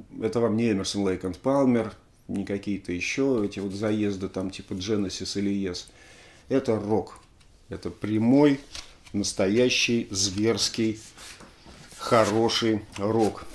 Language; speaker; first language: Russian; native; Russian